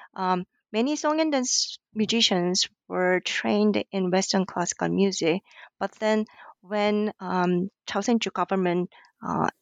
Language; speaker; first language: English; non-native, fluent; Korean